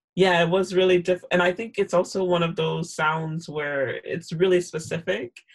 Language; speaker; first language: English; native; English